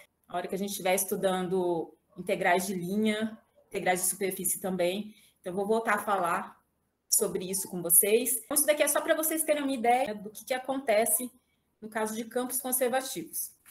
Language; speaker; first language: Portuguese; native; Portuguese